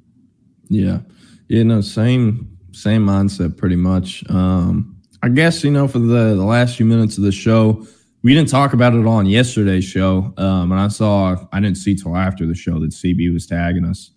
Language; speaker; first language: English; native; English